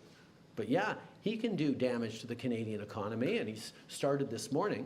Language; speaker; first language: English; native; English